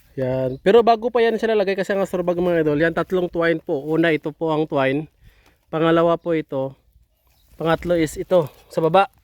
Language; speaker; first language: Filipino; non-native, local second language; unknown